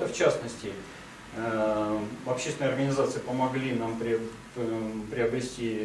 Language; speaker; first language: Russian; native; Russian